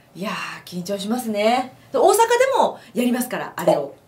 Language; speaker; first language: Japanese; native; Japanese